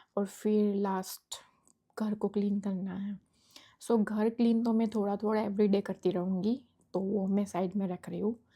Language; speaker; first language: Hindi; non-native, local second language; Gujarati